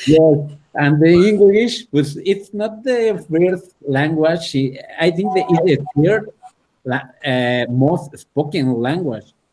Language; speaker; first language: English; non-native, learner; Spanish